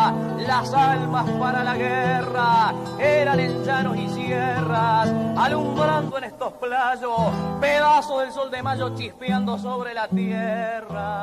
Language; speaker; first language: Spanish; native; Spanish